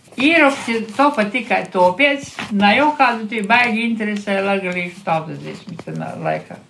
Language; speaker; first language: Latvian; non-native, local second language; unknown